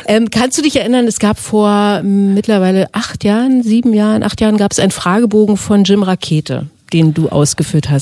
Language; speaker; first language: German; native; German